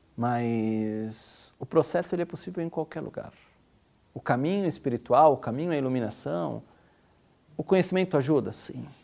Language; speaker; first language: Portuguese; native; Portuguese